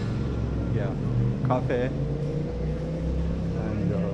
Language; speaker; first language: English; non-native, learner; Persian